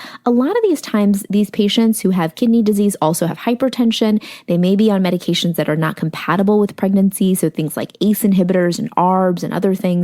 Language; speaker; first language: English; native; English